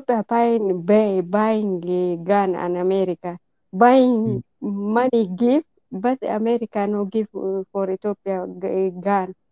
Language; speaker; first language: English; non-native, learner; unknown